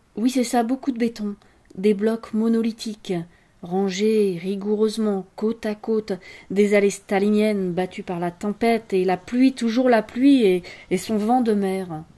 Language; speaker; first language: French; native; French